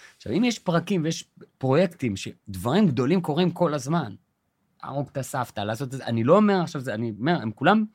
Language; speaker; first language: Hebrew; native; Hebrew